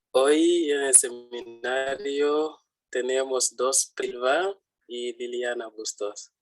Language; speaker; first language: Spanish; non-native, fluent; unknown